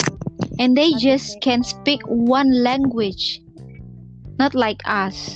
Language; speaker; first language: English; non-native, learner; Indonesian